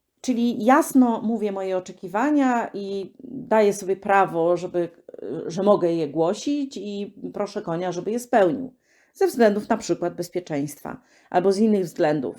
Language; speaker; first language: Polish; native; Polish